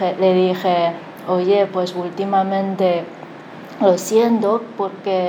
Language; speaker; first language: Spanish; non-native, fluent; Chinese